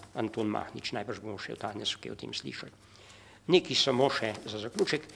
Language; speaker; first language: Slovenian; native; Slovenian